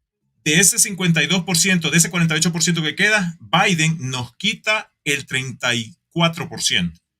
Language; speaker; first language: Spanish; native; Spanish